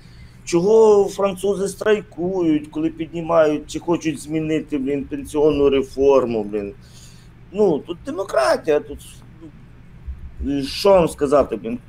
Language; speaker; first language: Ukrainian; native; Ukrainian